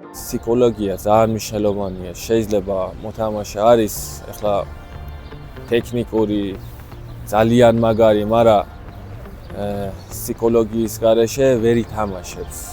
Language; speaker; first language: Georgian; native; Georgian